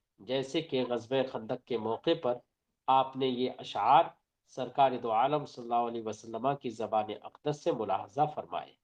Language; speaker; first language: Urdu; native; Urdu